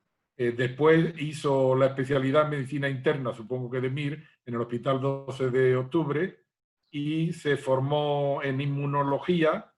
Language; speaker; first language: Spanish; native; Spanish